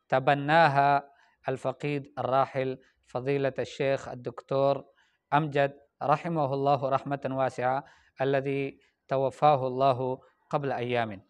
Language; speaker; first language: Arabic; non-native, fluent; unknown